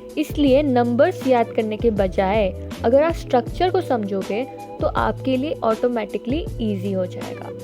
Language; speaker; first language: Hindi; native; Hindi